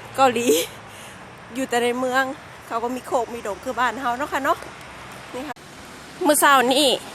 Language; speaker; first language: Thai; native; Thai